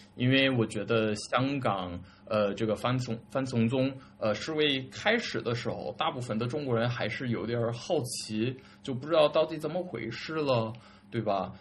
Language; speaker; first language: Chinese; early bilingual, other home language; English